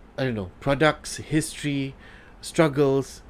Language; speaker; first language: English; non-native, local second language; Malay